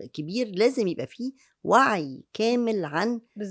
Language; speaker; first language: Arabic; native; Arabic